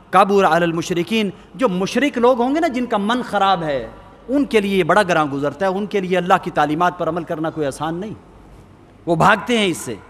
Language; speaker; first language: Urdu; native; Urdu